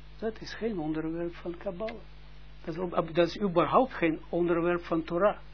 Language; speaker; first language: Dutch; non-native, fluent; Russian